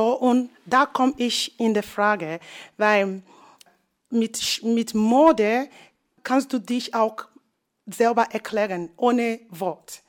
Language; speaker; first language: German; non-native, fluent; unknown